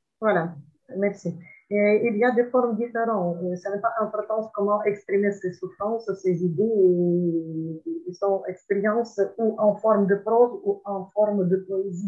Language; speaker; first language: French; non-native, fluent; Ukrainian